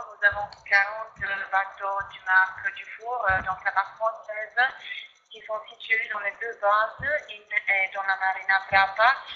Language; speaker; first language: French; non-native, fluent; Croatian